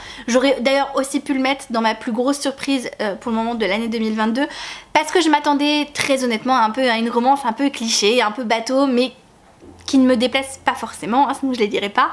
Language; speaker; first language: French; native; French